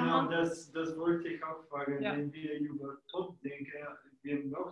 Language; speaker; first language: German; non-native, fluent; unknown